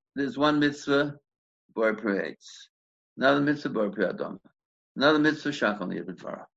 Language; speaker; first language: English; native; English